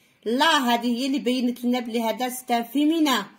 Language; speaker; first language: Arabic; native; Arabic